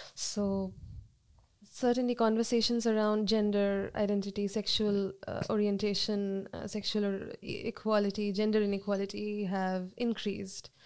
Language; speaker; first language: English; non-native, local second language; Bangla